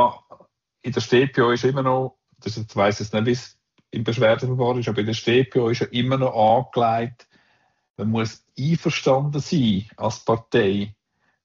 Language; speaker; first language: German; native; German